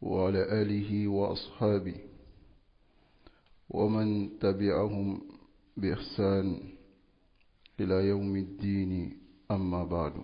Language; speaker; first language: Arabic; non-native, fluent; French